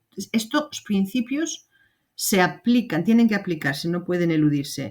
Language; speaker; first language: Spanish; native; Spanish